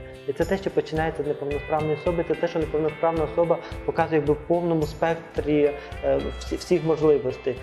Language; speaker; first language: Ukrainian; native; Ukrainian